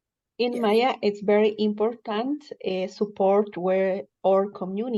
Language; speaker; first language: English; non-native, learner; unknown